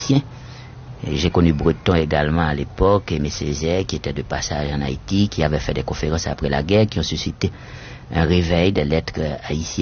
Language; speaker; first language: French; native; French